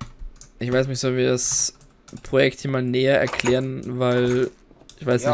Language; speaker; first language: German; native; German